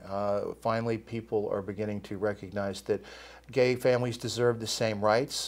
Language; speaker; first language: English; native; English